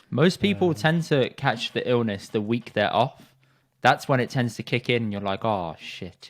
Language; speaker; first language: English; early bilingual, other home language; Punjabi